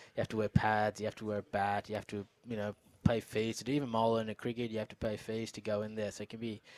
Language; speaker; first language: English; non-native, local second language; Urdu